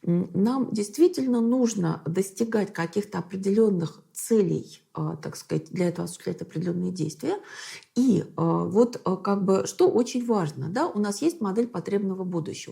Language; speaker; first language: Russian; native; Russian